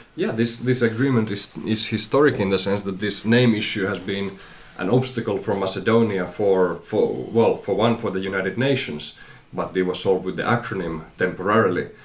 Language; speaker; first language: English; non-native, fluent; Macedonian